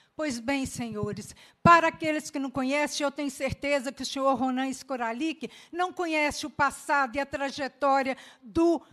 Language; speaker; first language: Portuguese; native; Portuguese